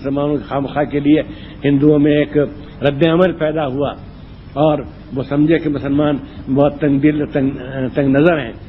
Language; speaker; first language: Urdu; native; Urdu